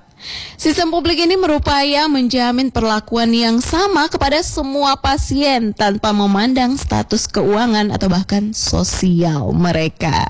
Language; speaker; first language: Indonesian; native; Indonesian